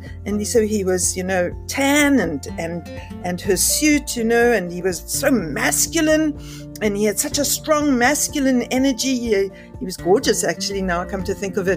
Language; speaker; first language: English; native; English